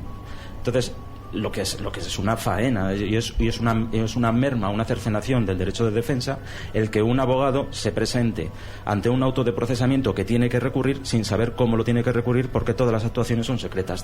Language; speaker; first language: Spanish; native; Spanish